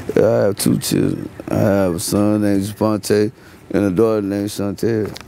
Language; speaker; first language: English; native; English